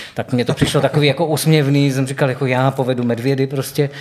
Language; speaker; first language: Czech; native; Czech